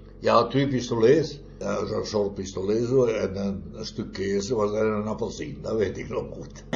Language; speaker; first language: Dutch; non-native, fluent; Italian